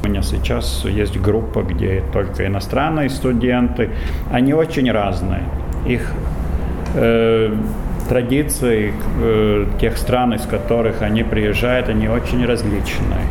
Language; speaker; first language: Russian; non-native, fluent; Latvian